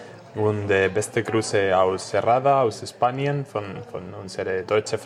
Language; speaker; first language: German; non-native, learner; Spanish